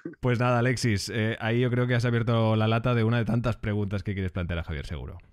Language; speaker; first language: Spanish; native; Spanish